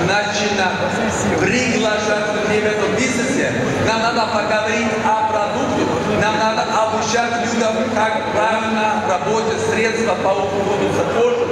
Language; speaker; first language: Russian; non-native, fluent; Swedish